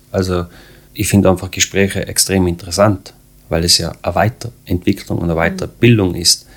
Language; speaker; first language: German; early bilingual, other home language; Croatian